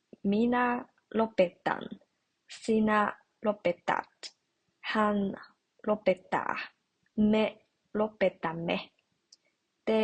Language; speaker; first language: Finnish; non-native, learner; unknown